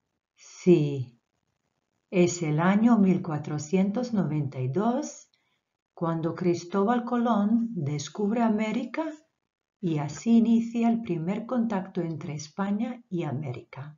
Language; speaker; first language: Spanish; non-native, fluent; Croatian